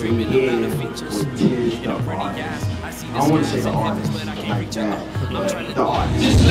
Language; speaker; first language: English; native; English